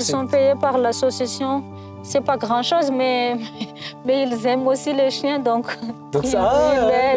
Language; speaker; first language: French; non-native, local second language; Malagasy